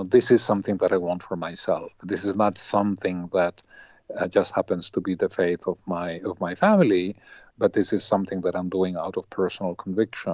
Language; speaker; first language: English; non-native, fluent; Spanish